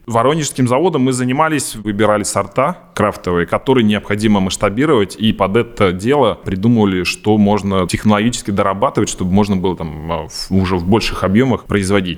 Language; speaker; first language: Russian; native; Russian